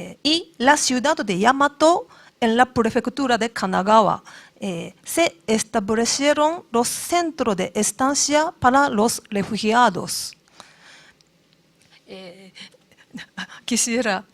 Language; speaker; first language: Spanish; non-native, learner; Japanese